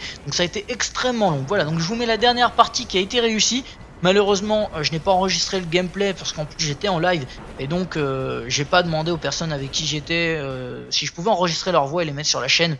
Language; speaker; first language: French; native; French